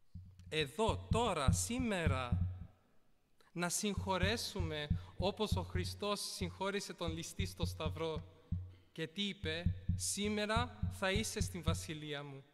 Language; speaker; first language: Greek; early bilingual, heritage; Greek